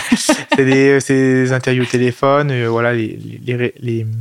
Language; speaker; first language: French; native; French